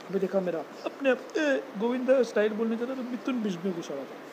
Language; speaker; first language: Hindi; non-native, local second language; Marathi